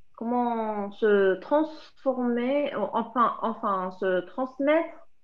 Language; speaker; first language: French; non-native, local second language; Arabic